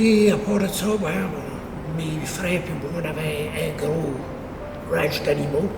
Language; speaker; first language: French; native; French